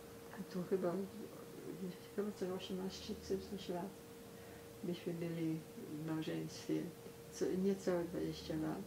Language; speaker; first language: Polish; early bilingual, heritage; Polish